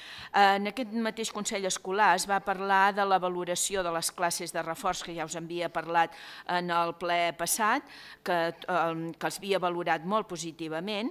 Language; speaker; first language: Catalan; native; Catalan